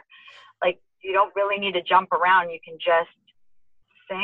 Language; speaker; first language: English; native; English